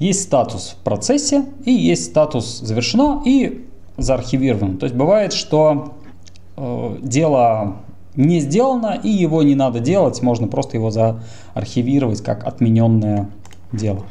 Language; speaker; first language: Russian; native; Russian